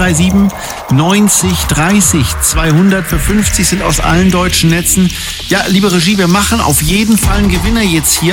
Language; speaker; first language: German; native; German